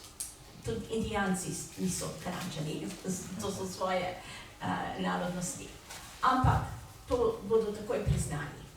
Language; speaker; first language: Slovenian; early bilingual, heritage; Slovenian